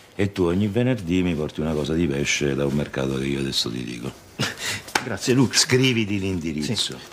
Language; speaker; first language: Italian; native; Italian